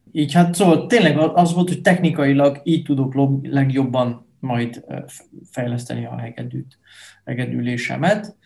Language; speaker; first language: Hungarian; non-native, fluent; Dutch